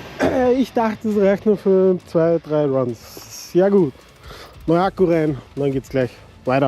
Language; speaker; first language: German; native; German